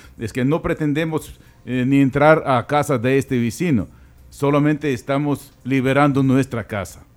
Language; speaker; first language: Spanish; non-native, fluent; Ukrainian